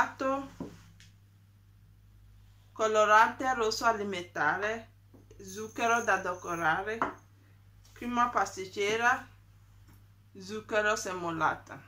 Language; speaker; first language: Italian; non-native, learner; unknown